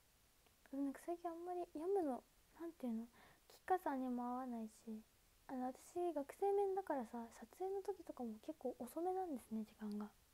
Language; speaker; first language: Japanese; native; Japanese